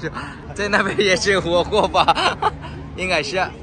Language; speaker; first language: Chinese; non-native, fluent; Korean